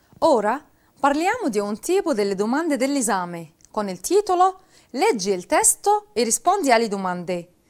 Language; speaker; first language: Italian; non-native, fluent; Arabic